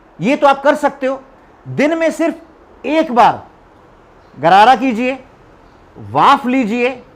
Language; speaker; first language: Hindi; non-native, local second language; Marathi